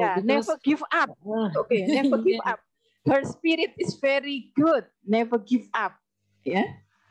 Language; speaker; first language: English; non-native, learner; Indonesian